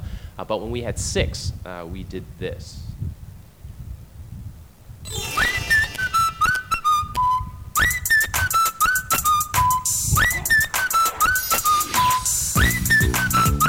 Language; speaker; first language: English; non-native, fluent; Chinese